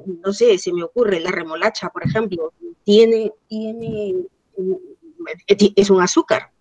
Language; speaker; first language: Spanish; native; Spanish